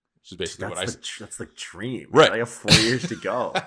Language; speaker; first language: English; native; English